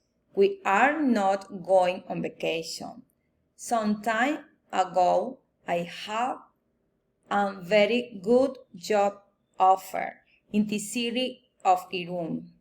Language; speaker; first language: English; non-native, learner; Spanish